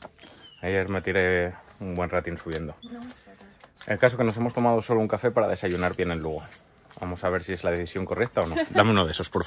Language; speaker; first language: Spanish; native; Spanish